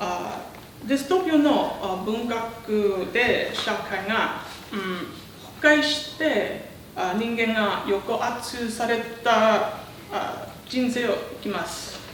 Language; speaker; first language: Japanese; non-native, fluent; English